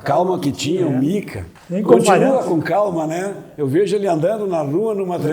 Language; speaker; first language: Portuguese; native; Portuguese